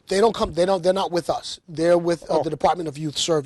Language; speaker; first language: English; native; English